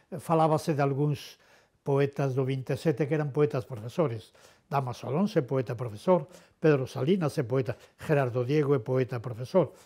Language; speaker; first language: Galician; non-native, local second language; Spanish